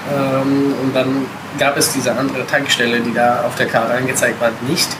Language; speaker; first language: German; non-native, fluent; Italian